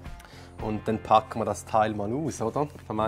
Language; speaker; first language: German; native; German